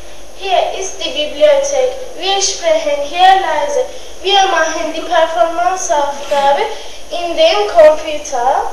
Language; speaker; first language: German; non-native, learner; Turkish